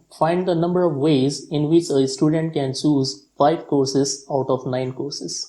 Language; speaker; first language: English; non-native, local second language; Nepali